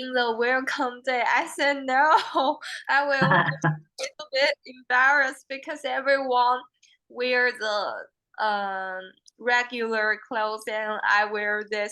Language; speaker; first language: English; non-native, learner; Chinese